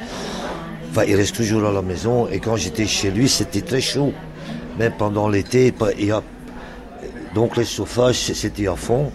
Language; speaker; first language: French; non-native, local second language; Dutch